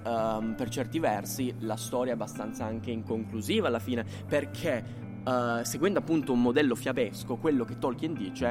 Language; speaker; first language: Italian; native; Italian